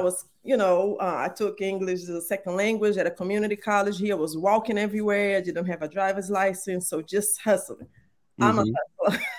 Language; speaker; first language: English; non-native, fluent; Portuguese